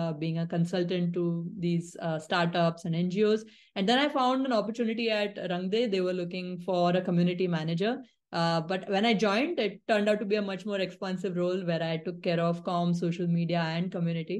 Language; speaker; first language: English; non-native, local second language; Marathi